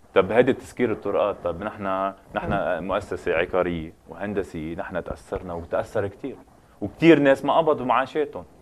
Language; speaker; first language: Arabic; native; Arabic